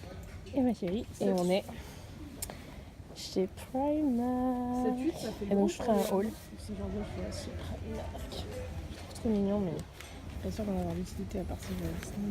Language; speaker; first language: French; native; French